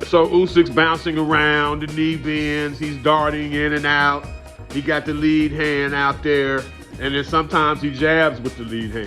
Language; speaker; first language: English; native; English